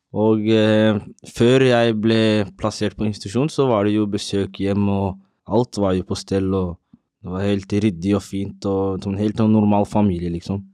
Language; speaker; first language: Norwegian; early bilingual, other home language; Somali